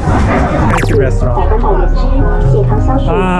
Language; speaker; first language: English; non-native, learner; Korean